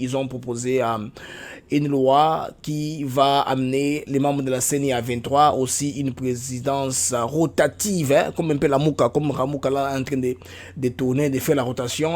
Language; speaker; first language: French; non-native, local second language; Lingala